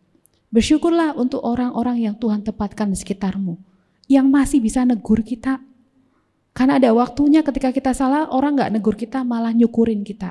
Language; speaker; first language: Indonesian; native; Indonesian